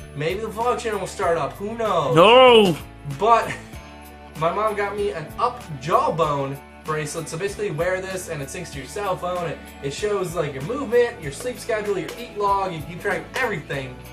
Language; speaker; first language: English; native; English